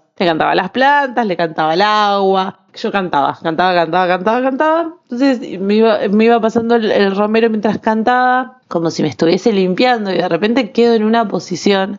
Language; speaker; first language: Spanish; native; Spanish